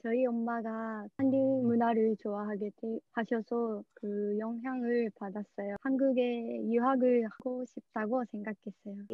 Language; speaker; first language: Korean; non-native, learner; Japanese